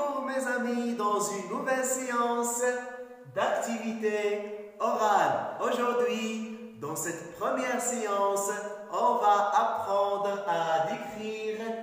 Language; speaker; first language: French; non-native, local second language; Arabic